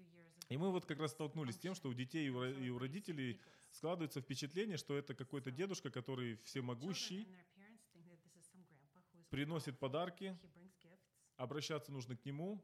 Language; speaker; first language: Russian; native; Russian